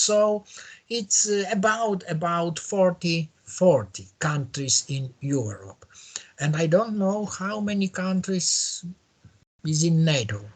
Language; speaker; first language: English; non-native, learner; Polish